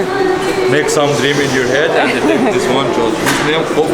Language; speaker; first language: English; non-native, learner; Arabic